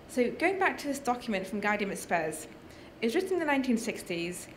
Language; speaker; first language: English; native; English